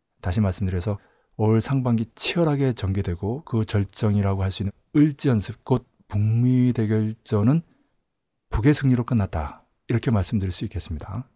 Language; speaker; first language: Korean; native; Korean